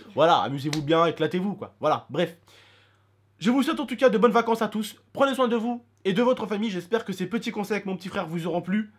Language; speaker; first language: French; native; French